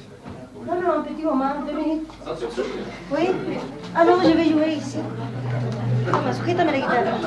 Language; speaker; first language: French; non-native, learner; Spanish